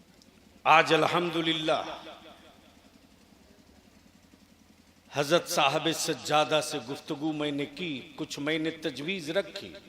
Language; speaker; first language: Hindi; native; Hindi